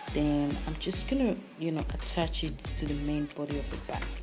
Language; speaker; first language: English; non-native, local second language; Yoruba